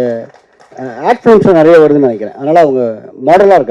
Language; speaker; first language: Tamil; native; Tamil